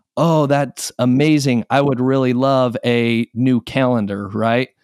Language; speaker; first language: English; native; English